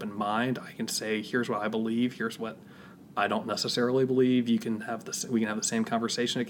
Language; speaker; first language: English; native; English